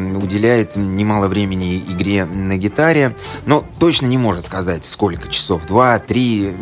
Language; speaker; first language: Russian; native; Russian